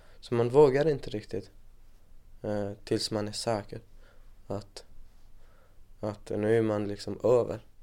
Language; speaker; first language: Swedish; non-native, fluent; Persian